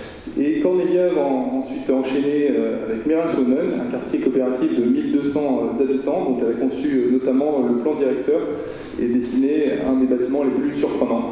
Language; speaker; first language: French; native; French